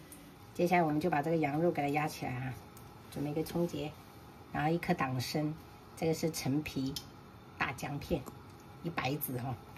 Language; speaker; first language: Chinese; native; Chinese